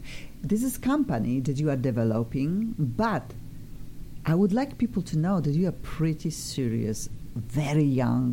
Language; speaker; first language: English; non-native, fluent; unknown